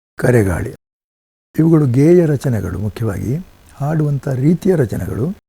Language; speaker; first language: Kannada; non-native, local second language; Tulu